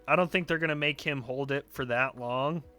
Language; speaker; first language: English; native; English